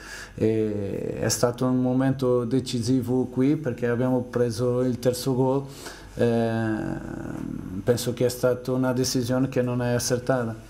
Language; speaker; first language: Italian; non-native, fluent; Portuguese